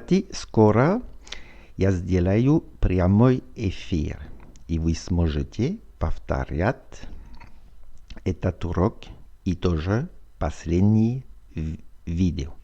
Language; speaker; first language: Russian; non-native, fluent; French